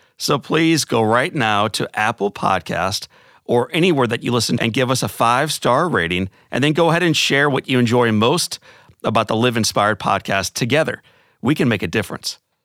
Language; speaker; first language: English; native; English